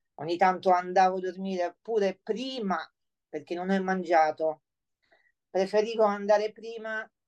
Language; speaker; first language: Italian; non-native, fluent; Polish